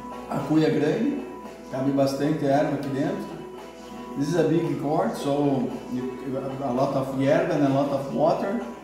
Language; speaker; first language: English; non-native, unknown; Portuguese